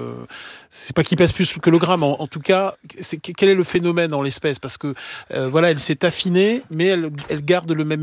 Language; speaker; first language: French; native; French